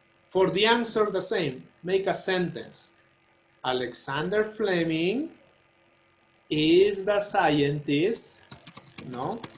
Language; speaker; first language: English; non-native, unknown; Spanish